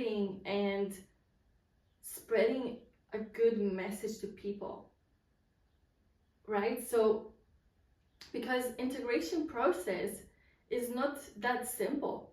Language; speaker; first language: English; non-native, fluent; Polish